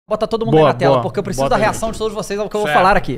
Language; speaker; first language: Portuguese; native; Portuguese